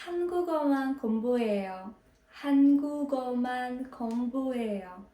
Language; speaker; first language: Korean; non-native, fluent; Ukrainian